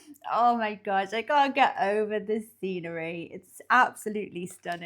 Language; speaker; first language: English; native; English